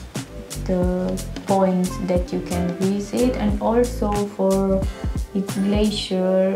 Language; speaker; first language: English; non-native, learner; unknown